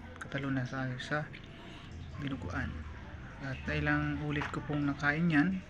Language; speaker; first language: Filipino; non-native, local second language; Bikol